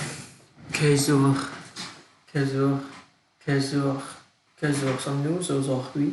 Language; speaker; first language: French; non-native, learner; Vietnamese